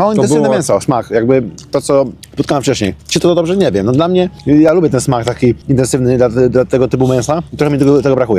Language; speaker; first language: Polish; native; Polish